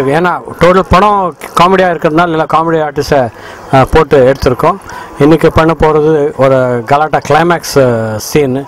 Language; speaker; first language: Tamil; non-native, local second language; Kannada